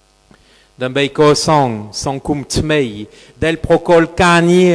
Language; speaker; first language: Khmer; non-native, fluent; French